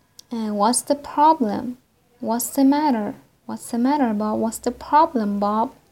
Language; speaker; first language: English; non-native, fluent; Persian